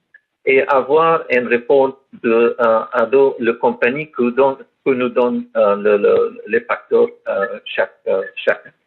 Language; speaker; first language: French; non-native, learner; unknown